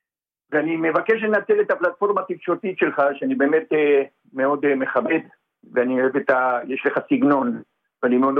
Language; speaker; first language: Hebrew; non-native, fluent; Spanish